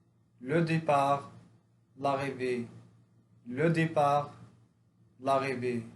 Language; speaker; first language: French; non-native, fluent; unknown